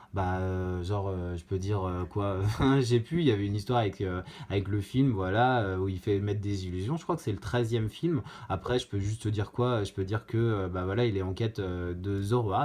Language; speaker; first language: French; native; French